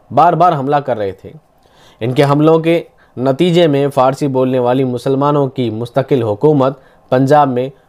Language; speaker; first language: Urdu; native; Urdu